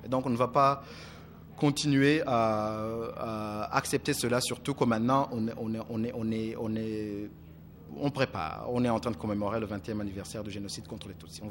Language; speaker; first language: French; non-native, local second language; Kinyarwanda